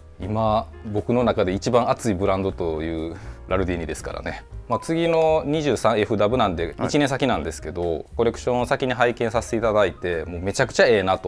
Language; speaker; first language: Japanese; native; Japanese